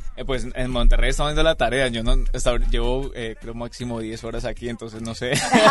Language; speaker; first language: Spanish; native; Spanish